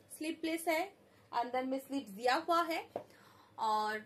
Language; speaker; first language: Hindi; non-native, local second language; Bangla